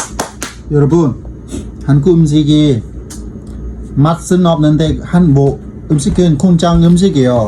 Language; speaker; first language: Korean; non-native, learner; Vietnamese